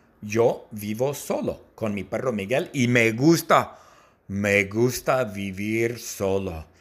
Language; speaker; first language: Spanish; non-native, learner; English